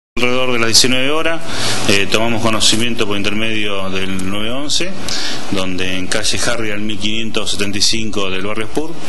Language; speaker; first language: Spanish; native; Spanish